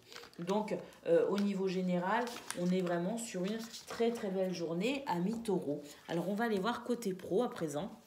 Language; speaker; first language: French; native; French